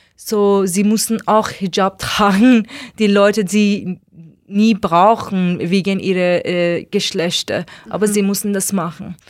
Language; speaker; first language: German; non-native, learner; Persian